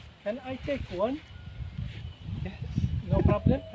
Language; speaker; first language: English; non-native, learner; Arabic